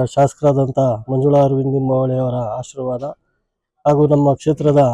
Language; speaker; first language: Kannada; native; Kannada